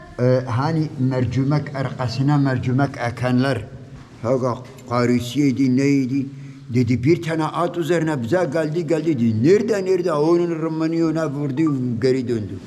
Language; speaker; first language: Turkish; non-native, local second language; Turoyo